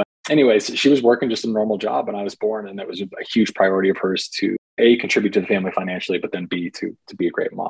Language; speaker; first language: English; native; English